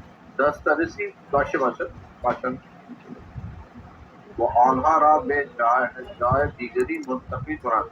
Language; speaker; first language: Persian; non-native, learner; Urdu